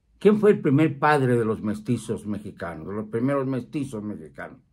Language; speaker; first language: Spanish; native; Spanish